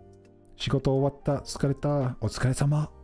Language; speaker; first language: Japanese; non-native, fluent; English